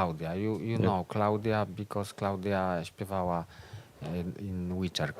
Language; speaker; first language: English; non-native, learner; Polish